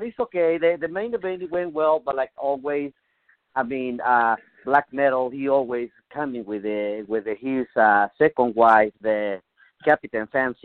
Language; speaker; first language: English; non-native, learner; Spanish